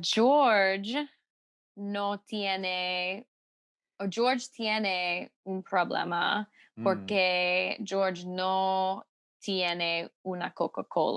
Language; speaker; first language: Spanish; non-native, learner; English